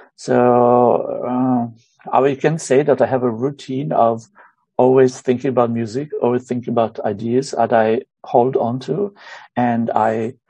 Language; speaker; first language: English; non-native, fluent; Romanian